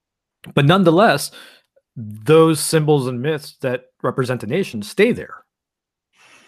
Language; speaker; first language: English; early bilingual, other home language; Spanish